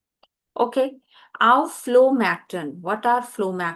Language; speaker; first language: German; non-native, fluent; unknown